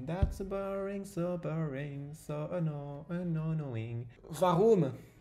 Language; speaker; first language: English; non-native, fluent; French